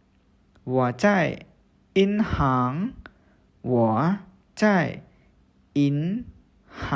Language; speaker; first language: Chinese; non-native, fluent; Khmer